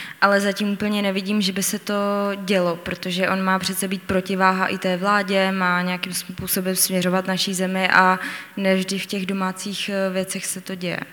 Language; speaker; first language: Czech; native; Czech